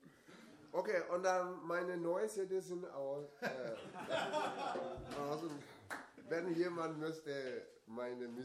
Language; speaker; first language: German; non-native, learner; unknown